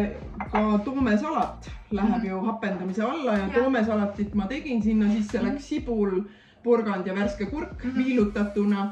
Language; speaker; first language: Estonian; native; Estonian